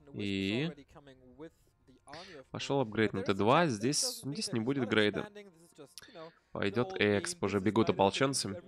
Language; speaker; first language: Russian; native; Russian